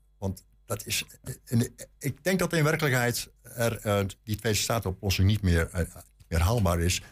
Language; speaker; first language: Dutch; native; Dutch